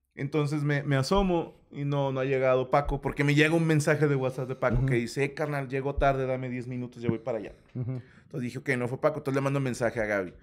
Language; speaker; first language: Spanish; native; Spanish